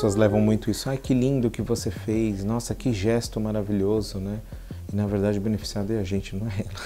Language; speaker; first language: Portuguese; native; Portuguese